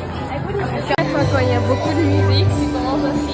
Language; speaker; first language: French; non-native, fluent; Dutch